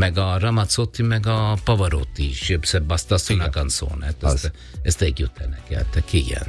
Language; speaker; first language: Hungarian; non-native, learner; Italian